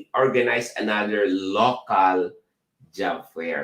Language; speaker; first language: English; non-native, local second language; Filipino